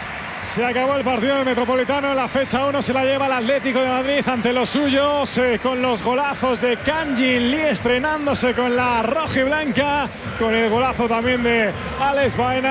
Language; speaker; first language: Spanish; native; Spanish